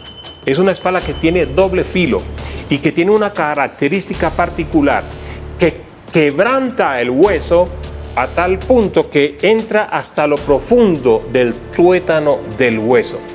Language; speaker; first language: Spanish; native; Spanish